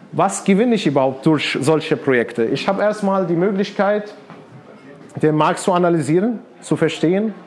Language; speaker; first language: German; non-native, fluent; Arabic